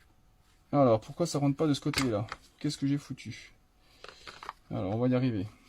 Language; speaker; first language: French; native; French